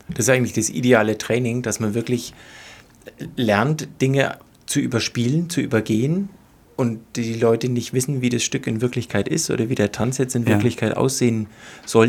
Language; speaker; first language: German; native; German